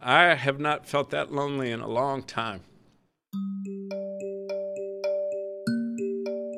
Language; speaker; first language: English; native; English